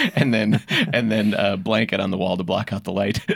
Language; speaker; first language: English; native; English